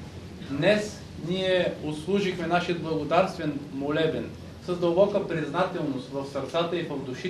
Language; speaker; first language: Bulgarian; native; Bulgarian